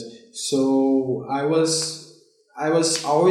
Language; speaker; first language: English; non-native, fluent; Portuguese